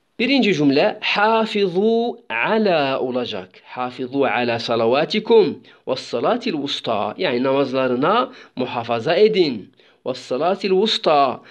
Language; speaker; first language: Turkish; non-native, fluent; Arabic